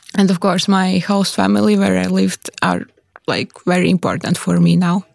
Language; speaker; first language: English; non-native, learner; Latvian